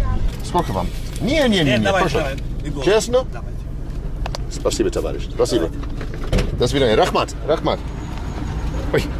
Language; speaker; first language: Russian; non-native, learner; English